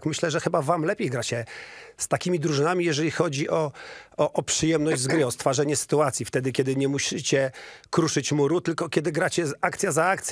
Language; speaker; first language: Polish; native; Polish